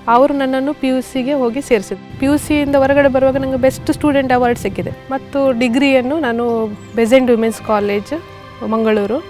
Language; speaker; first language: Kannada; native; Kannada